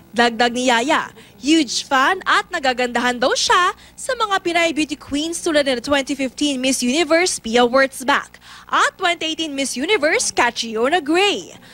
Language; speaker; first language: Filipino; native; Filipino